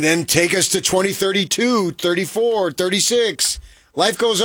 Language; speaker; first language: English; native; English